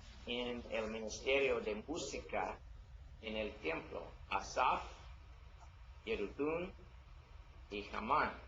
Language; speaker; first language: Spanish; non-native, learner; English